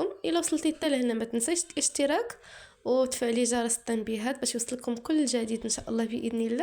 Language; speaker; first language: Arabic; native; Arabic